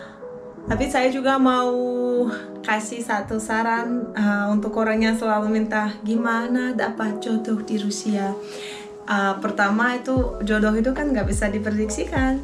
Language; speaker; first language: Indonesian; non-native, fluent; Russian